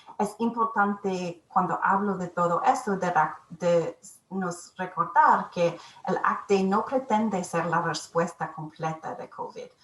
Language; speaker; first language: Spanish; non-native, learner; English